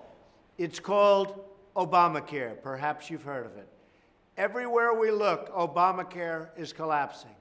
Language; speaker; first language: English; native; English